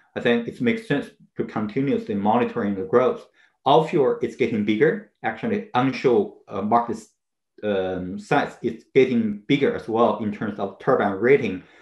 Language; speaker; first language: English; non-native, fluent; Chinese